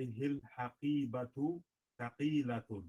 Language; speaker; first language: Arabic; non-native, learner; English